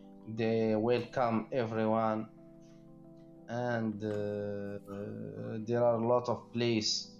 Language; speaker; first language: English; non-native, learner; Arabic